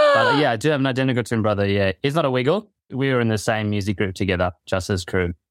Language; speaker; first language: English; early bilingual, other home language; Filipino